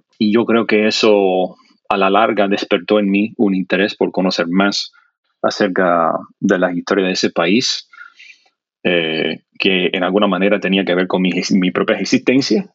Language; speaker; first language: Spanish; non-native, fluent; English